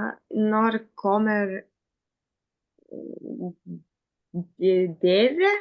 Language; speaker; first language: Norwegian; non-native, learner; Lithuanian